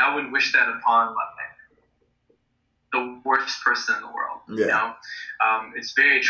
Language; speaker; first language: English; native; English